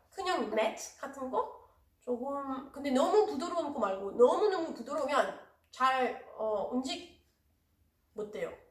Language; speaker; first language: Korean; non-native, learner; French